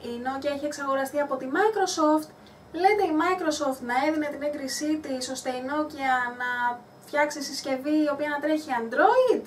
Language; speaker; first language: Greek; native; Greek